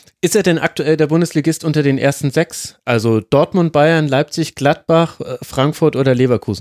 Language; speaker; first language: German; native; German